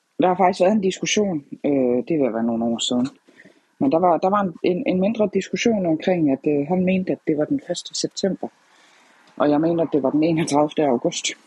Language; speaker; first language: Danish; native; Danish